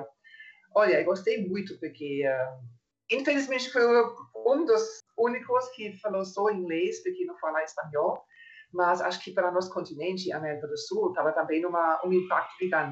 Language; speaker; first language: Portuguese; non-native, fluent; German